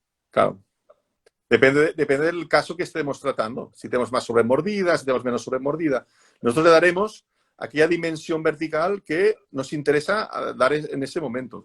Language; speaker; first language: Spanish; native; Spanish